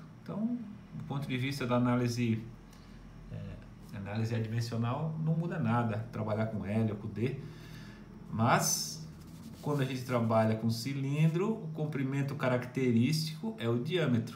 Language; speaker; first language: Portuguese; native; Portuguese